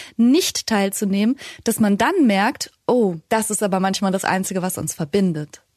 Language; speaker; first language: German; native; German